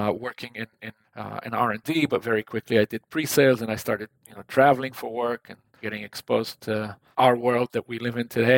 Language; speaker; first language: English; non-native, fluent; Hebrew